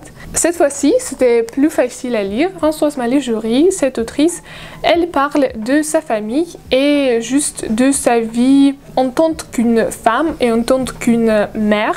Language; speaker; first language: French; non-native, fluent; Russian